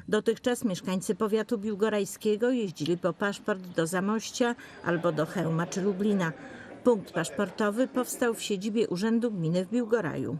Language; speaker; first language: Polish; native; Polish